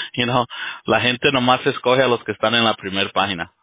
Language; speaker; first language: English; early bilingual, other home language; Spanish